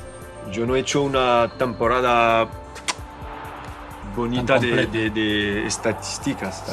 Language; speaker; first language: Spanish; non-native, learner; French